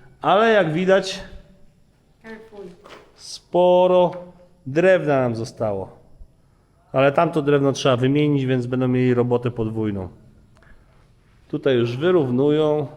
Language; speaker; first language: Polish; native; Polish